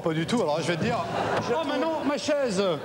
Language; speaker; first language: French; native; French